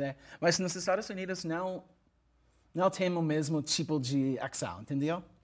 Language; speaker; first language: Portuguese; non-native, learner; English